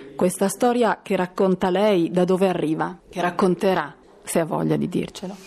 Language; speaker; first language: Italian; native; Italian